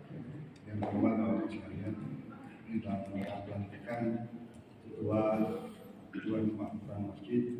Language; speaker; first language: Indonesian; native; Indonesian